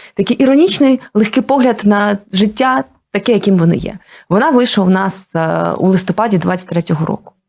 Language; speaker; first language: Ukrainian; non-native, local second language; Russian